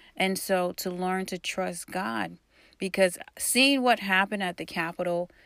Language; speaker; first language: English; early bilingual, other home language; Haitian Creole